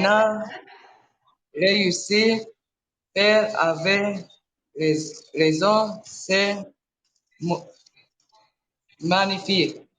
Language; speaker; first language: French; non-native, local second language; Arabic